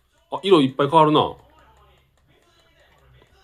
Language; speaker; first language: Japanese; native; Japanese